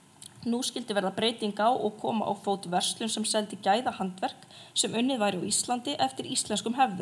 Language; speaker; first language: Icelandic; native; Icelandic